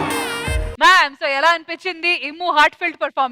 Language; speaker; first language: Telugu; native; Telugu